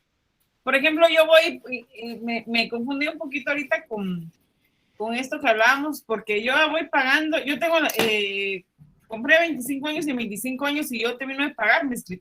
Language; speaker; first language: Spanish; native; Spanish